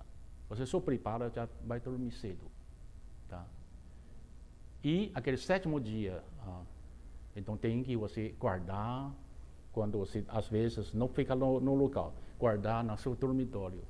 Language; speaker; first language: Portuguese; non-native, fluent; Chinese